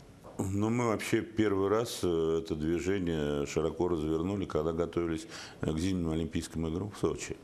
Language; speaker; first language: Russian; native; Russian